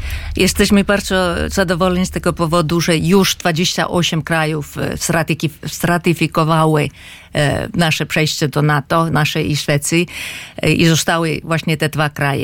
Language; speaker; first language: Polish; non-native, fluent; Finnish